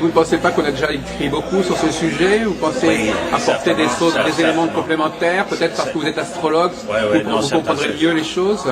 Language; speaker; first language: French; native; French